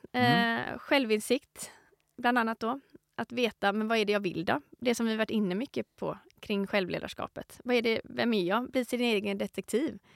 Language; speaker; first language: Swedish; native; Swedish